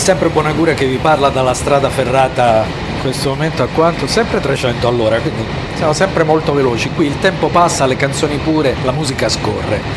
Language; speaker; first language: Italian; native; Italian